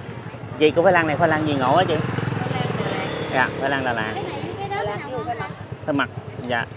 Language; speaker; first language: Vietnamese; native; Vietnamese